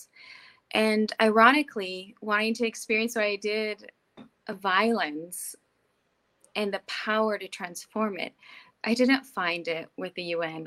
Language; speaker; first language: English; native; English